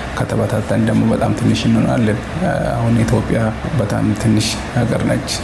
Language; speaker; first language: Amharic; non-native, local second language; Oromo